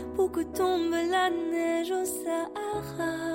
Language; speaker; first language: French; native; French